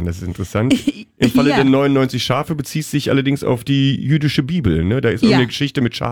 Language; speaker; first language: German; native; German